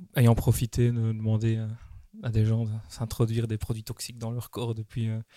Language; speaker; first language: French; native; French